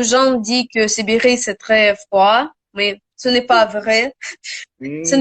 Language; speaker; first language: French; non-native, learner; Russian